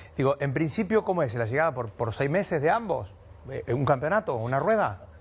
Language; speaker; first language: Spanish; native; Spanish